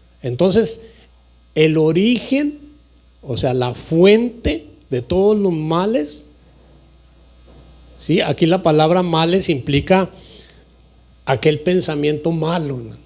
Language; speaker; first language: Spanish; native; Spanish